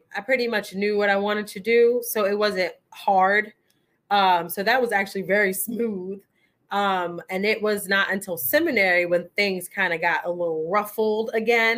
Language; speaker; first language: English; native; English